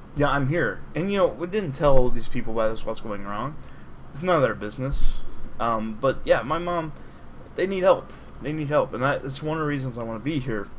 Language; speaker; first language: English; native; English